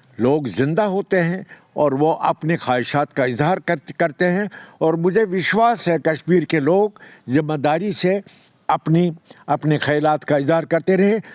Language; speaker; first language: Urdu; non-native, local second language; Kashmiri